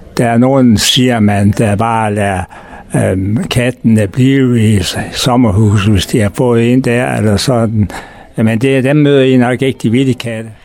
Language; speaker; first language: Danish; native; Danish